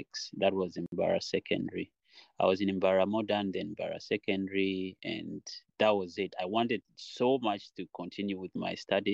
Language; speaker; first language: English; non-native, local second language; Nyankole